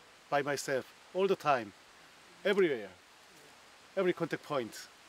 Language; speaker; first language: English; non-native, fluent; Korean